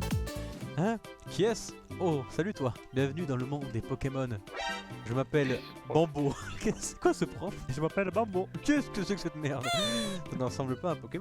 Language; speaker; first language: French; native; French